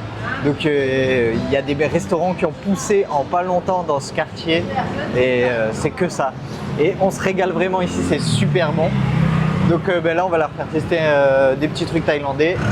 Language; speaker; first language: French; native; French